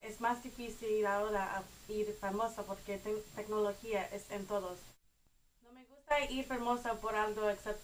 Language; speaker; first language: Spanish; non-native, learner; English